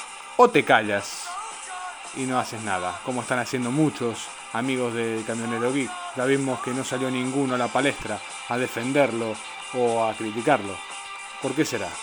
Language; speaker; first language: Spanish; native; Spanish